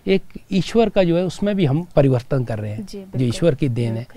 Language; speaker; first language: Hindi; native; Hindi